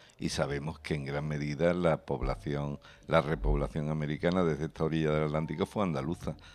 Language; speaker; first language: Spanish; native; Spanish